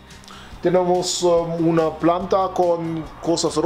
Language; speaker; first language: Spanish; non-native, fluent; German